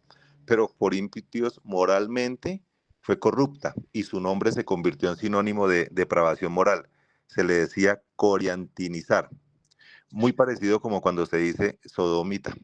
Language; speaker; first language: Spanish; native; Spanish